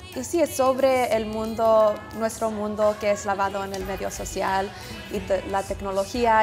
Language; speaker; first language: Spanish; early bilingual, heritage; Spanish